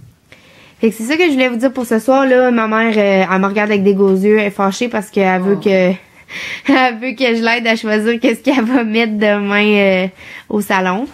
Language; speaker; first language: French; native; French